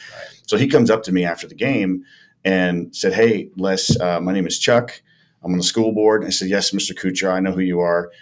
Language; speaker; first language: English; native; English